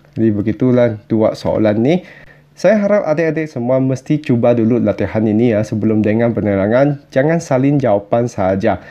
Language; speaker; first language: Malay; non-native, local second language; Chinese